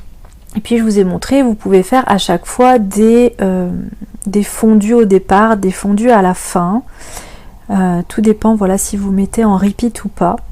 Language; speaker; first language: French; native; French